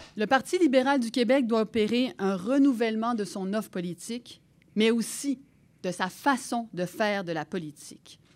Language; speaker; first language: French; native; French